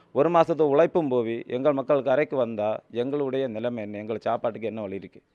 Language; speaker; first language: Tamil; native; Tamil